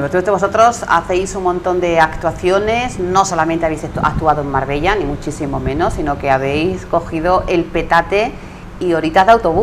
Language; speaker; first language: Spanish; native; Spanish